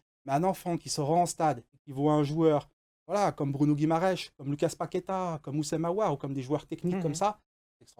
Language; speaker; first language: French; native; French